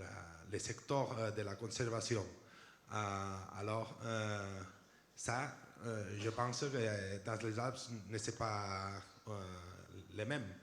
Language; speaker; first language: French; non-native, learner; Catalan